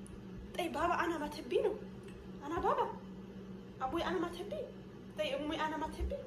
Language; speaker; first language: Arabic; non-native, fluent; Amharic